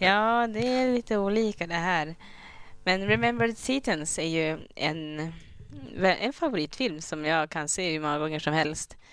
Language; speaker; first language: Swedish; early bilingual, other home language; Kinyarwanda